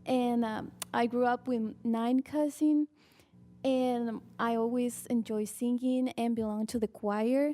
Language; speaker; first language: English; early bilingual, other home language; Spanish